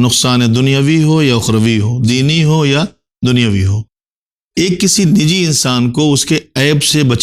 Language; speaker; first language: Urdu; native; Urdu